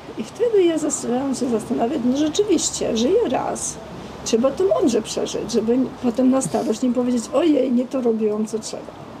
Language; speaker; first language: Polish; non-native, fluent; Armenian